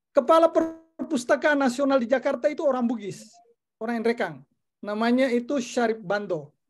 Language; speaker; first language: Indonesian; non-native, local second language; Buginese